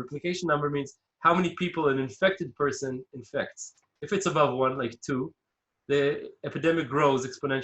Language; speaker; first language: English; non-native, fluent; Hebrew